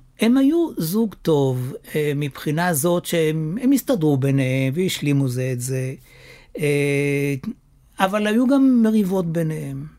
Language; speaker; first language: Hebrew; native; Hebrew